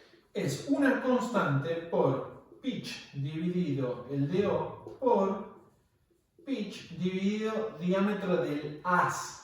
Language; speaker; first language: Spanish; native; Spanish